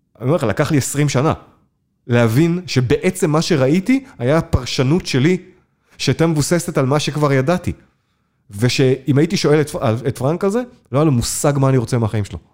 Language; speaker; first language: Hebrew; native; Hebrew